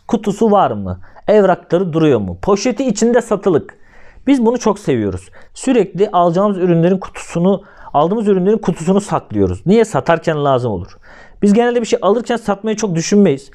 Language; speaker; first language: Turkish; native; Turkish